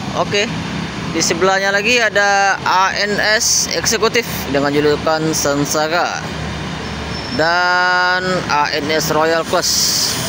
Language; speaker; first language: Malay; non-native, local second language; Minangkabau